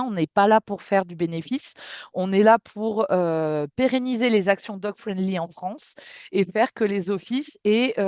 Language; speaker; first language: French; native; French